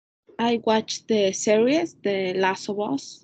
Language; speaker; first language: English; non-native, learner; Spanish